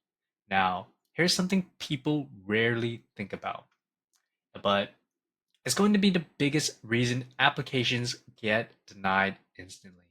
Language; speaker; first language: English; native; English